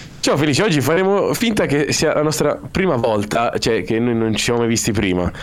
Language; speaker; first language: Italian; native; Italian